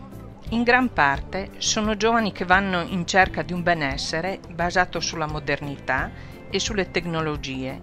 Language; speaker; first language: Italian; native; Italian